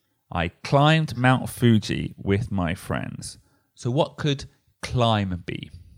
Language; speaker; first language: English; native; English